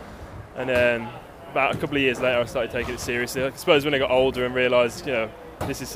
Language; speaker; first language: English; native; English